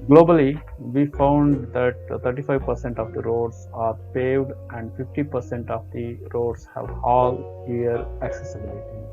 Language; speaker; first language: English; non-native, local second language; Kannada